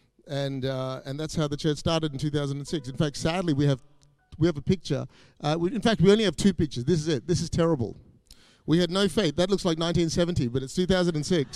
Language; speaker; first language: English; native; English